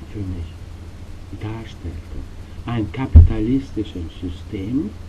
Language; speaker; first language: German; non-native, fluent; Albanian